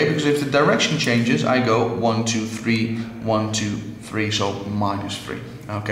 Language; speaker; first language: English; non-native, fluent; Dutch